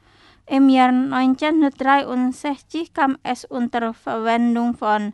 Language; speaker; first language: German; non-native, fluent; Indonesian